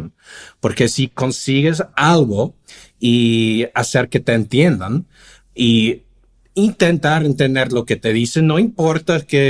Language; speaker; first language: Spanish; non-native, fluent; English